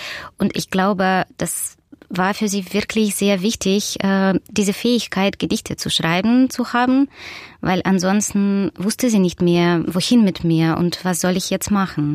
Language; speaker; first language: German; non-native, fluent; Russian